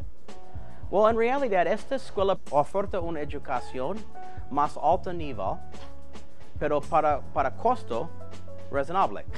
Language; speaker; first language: Spanish; non-native, learner; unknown